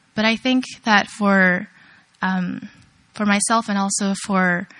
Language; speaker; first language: English; early bilingual, other home language; Chinese